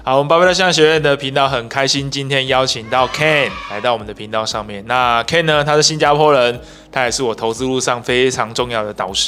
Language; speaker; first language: Chinese; native; Chinese